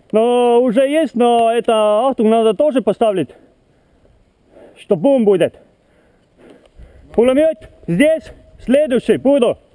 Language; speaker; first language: Russian; non-native, local second language; Estonian